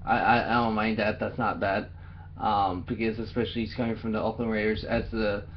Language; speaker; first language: English; native; English